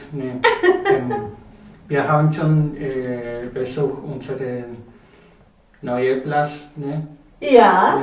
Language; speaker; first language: German; non-native, learner; Spanish